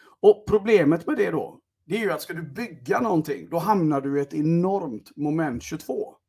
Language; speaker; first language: Swedish; early bilingual, other home language; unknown